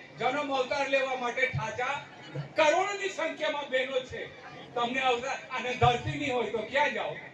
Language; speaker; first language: Gujarati; non-native, local second language; Vasavi